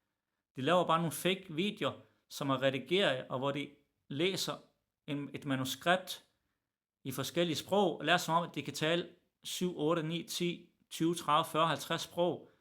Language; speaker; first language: Danish; early bilingual, other home language; Arabic